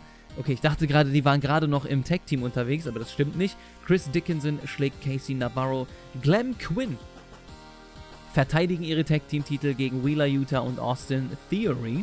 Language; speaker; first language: German; native; German